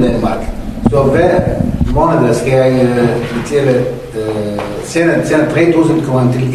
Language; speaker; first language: Danish; non-native, learner; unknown